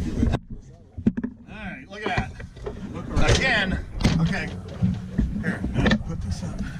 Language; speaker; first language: English; native; English